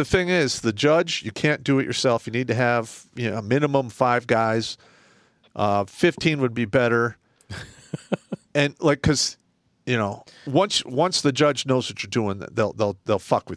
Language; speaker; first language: English; native; English